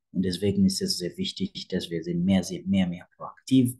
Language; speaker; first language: German; non-native, fluent; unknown